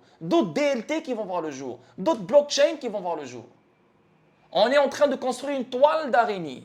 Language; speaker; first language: French; native; French